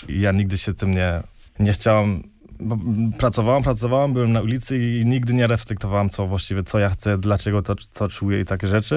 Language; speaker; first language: Polish; early bilingual, heritage; Polish